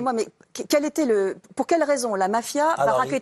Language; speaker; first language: French; native; French